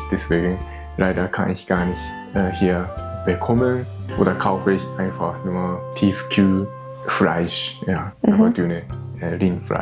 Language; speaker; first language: German; non-native, fluent; Japanese